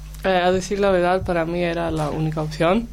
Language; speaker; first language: Spanish; non-native, learner; Greek